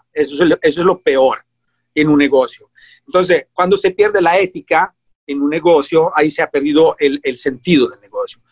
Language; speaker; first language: Spanish; non-native, fluent; Italian